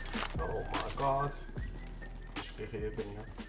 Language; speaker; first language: German; native; German